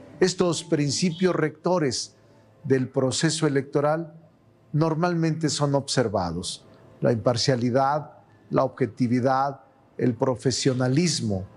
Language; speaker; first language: Spanish; native; Spanish